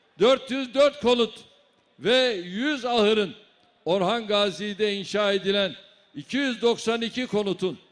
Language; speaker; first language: Turkish; native; Turkish